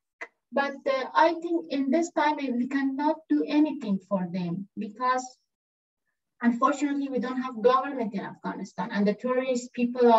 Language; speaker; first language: English; non-native, learner; Persian